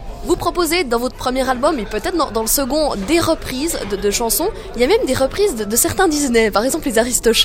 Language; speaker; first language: French; native; French